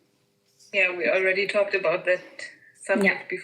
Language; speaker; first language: English; non-native, fluent; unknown